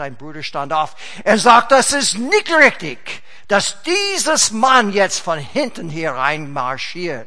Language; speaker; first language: German; non-native, fluent; English